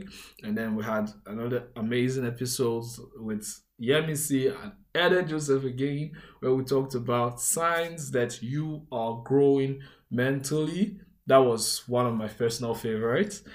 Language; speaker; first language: English; non-native, local second language; Igbo